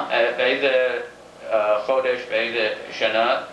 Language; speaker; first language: Hebrew; non-native, learner; English